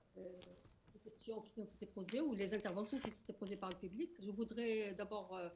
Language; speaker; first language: French; non-native, local second language; Arabic